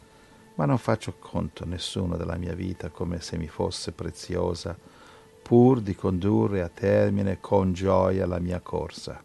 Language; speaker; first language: Italian; native; Italian